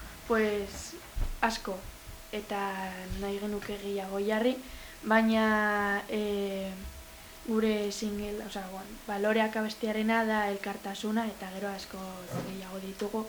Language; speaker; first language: Basque; non-native, local second language; Spanish